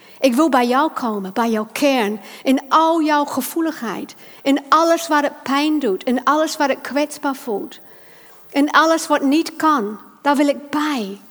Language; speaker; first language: Dutch; non-native, fluent; English